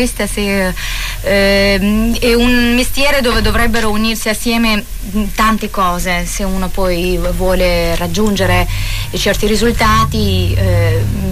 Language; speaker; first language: Italian; non-native, fluent; Russian